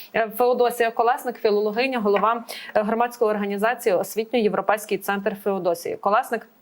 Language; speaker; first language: Ukrainian; native; Ukrainian